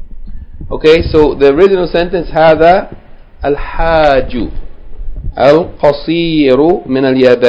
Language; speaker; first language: Arabic; non-native, fluent; English